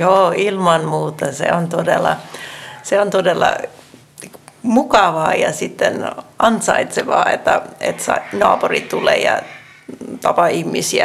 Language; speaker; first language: Finnish; non-native, fluent; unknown